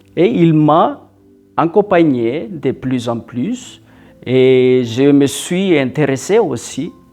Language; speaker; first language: French; non-native, local second language; Malagasy